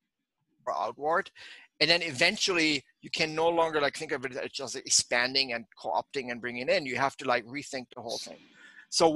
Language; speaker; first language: English; non-native, fluent; German